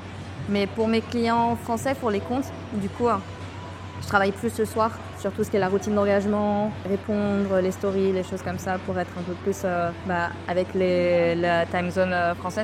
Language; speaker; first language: French; native; French